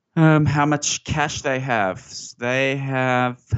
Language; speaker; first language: English; native; English